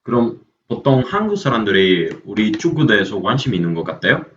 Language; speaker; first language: Korean; non-native, learner; Spanish